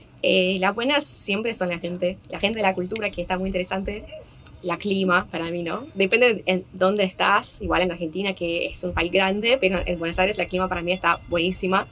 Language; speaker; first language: Spanish; non-native, fluent; Russian